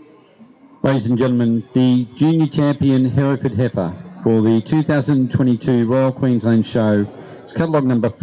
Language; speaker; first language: English; native; English